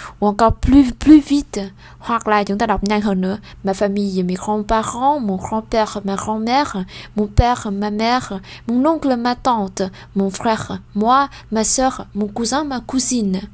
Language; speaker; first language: French; non-native, fluent; Vietnamese